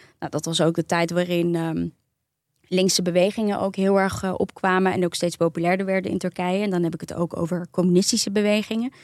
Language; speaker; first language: Dutch; early bilingual, other home language; Turkish